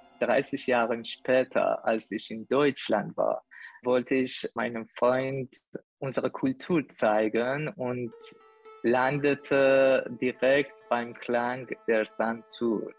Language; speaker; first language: German; non-native, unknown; Persian